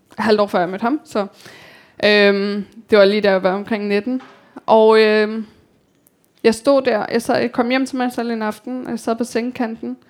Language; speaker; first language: Danish; early bilingual, other home language; Persian